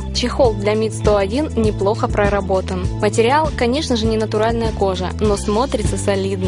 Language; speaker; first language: Russian; native; Russian